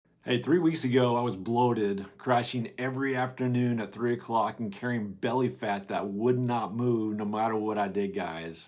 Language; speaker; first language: English; native; English